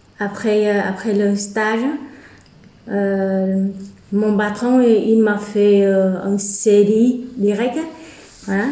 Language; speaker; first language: French; non-native, learner; Vietnamese